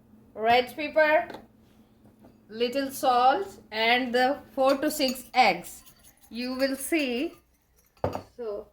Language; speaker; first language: English; non-native, learner; Hindi